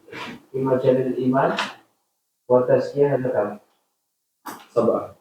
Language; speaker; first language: Arabic; non-native, fluent; Indonesian